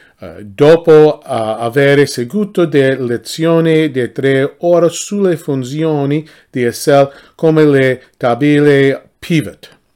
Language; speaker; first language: Italian; non-native, learner; English